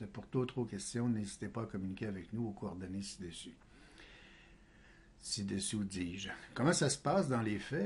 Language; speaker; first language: French; native; French